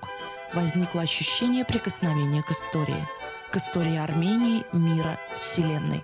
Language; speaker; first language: Russian; native; Russian